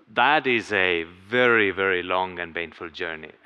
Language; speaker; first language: English; non-native, fluent; Estonian